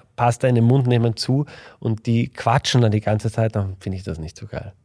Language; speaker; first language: German; native; German